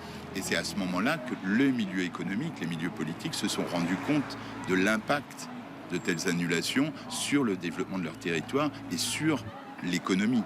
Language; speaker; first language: French; native; French